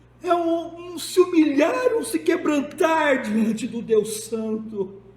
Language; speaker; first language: Portuguese; native; Portuguese